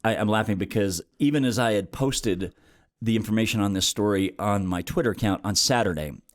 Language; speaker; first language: English; native; English